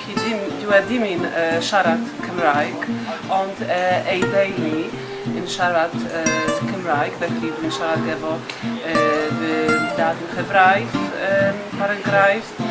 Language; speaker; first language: Welsh; non-native, fluent; Polish